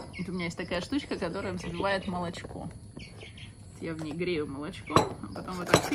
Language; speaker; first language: Russian; native; Russian